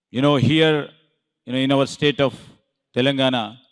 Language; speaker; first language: English; non-native, local second language; Telugu